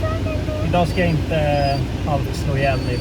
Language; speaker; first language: Swedish; native; Swedish